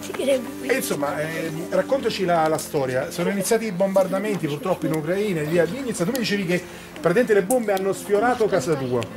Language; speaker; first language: Italian; native; Italian